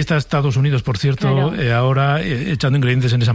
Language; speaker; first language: Spanish; native; Spanish